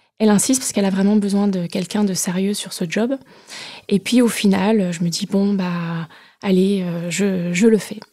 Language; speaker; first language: French; native; French